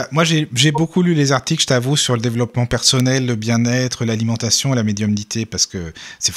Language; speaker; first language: French; native; French